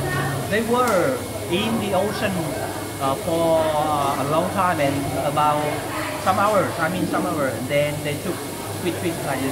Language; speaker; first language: English; non-native, fluent; Vietnamese